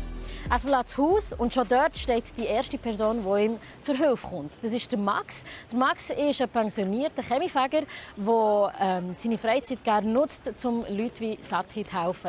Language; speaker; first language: German; native; German